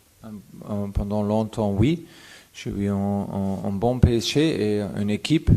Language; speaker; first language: French; non-native, fluent; German